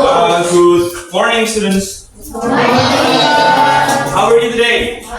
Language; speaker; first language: English; non-native, fluent; Indonesian